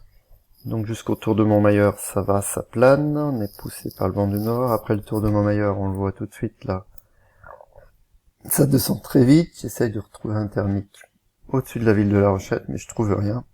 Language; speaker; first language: French; native; French